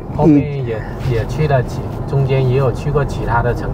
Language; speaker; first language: Chinese; native; Chinese